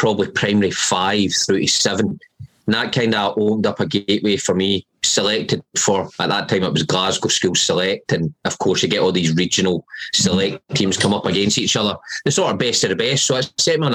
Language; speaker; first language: English; native; English